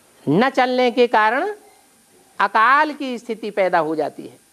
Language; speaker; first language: Hindi; native; Hindi